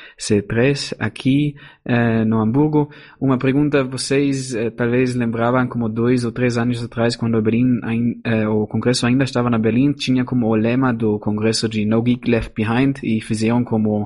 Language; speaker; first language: Portuguese; non-native, fluent; German